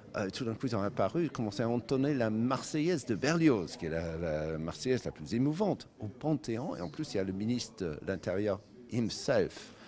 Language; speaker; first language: French; non-native, fluent; English